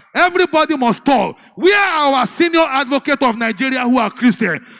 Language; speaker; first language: English; non-native, local second language; Yoruba